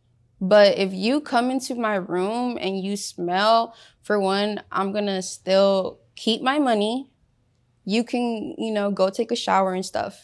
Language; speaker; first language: English; early bilingual, other home language; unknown